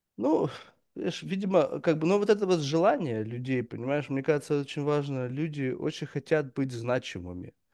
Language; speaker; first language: Russian; native; Russian